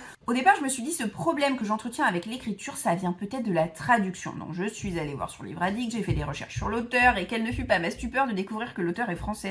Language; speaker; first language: French; native; French